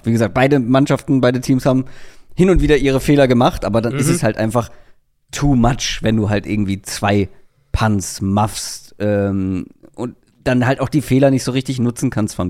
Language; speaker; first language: German; native; German